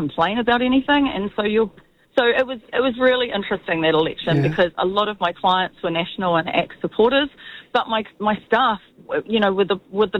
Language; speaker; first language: English; native; English